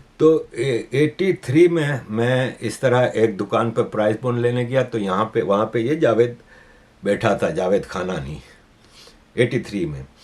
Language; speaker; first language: Urdu; native; Urdu